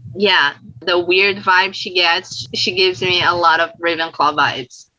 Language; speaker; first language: English; non-native, fluent; Portuguese